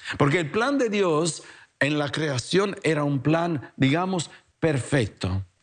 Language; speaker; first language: Spanish; non-native, fluent; Italian